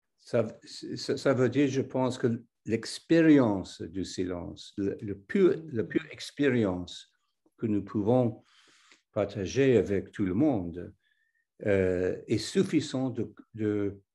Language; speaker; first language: French; non-native, fluent; English